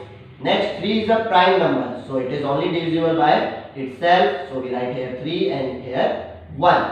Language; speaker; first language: English; non-native, local second language; Hindi